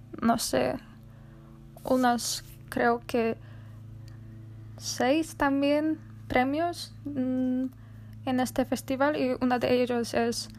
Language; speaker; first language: Spanish; non-native, fluent; Polish